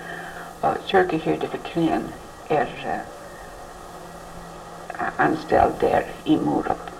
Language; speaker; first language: Swedish; early bilingual, heritage; Swedish